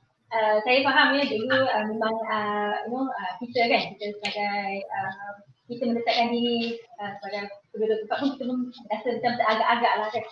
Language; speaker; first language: Malay; native; Malay